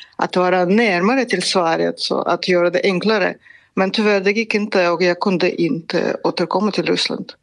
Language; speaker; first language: Swedish; non-native, fluent; Russian